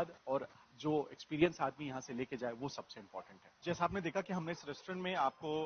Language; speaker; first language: Hindi; native; Hindi